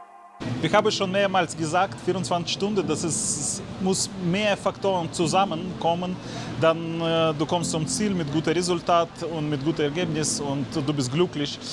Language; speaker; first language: German; non-native, learner; Russian